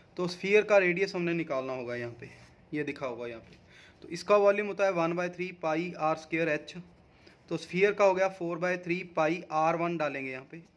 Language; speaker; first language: Hindi; non-native, local second language; Punjabi